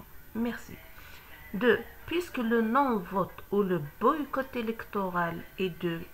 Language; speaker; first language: French; non-native, local second language; Kabyle